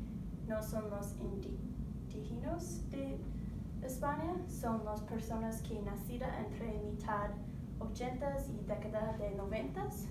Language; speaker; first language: Spanish; non-native, learner; English